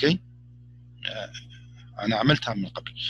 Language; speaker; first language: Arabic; native; Arabic